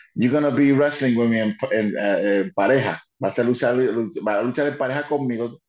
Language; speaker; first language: Spanish; early bilingual, heritage; Spanish